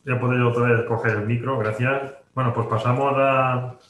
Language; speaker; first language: Spanish; non-native, local second language; Catalan